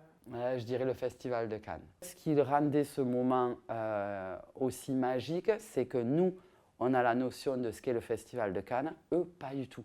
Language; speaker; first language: French; native; French